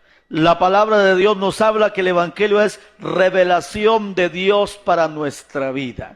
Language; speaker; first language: Spanish; native; Spanish